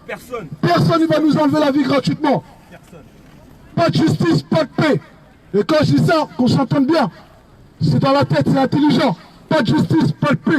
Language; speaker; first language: French; native; French